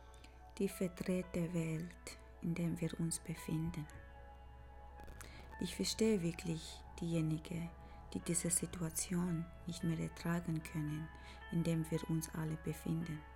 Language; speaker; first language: German; non-native, fluent; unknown